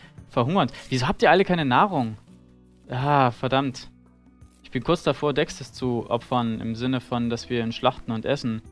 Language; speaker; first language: German; native; German